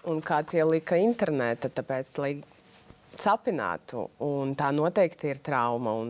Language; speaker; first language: Latvian; non-native, local second language; Russian